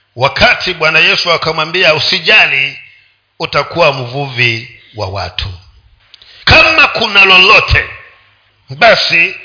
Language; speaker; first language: Swahili; non-native, local second language; Giryama